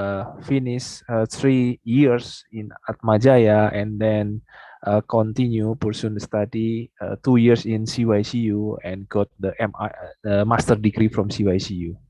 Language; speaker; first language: English; non-native, fluent; Indonesian